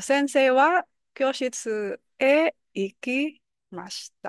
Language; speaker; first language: Japanese; non-native, learner; Filipino